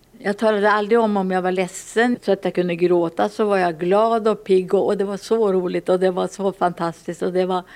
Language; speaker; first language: Swedish; early bilingual, other home language; Finnish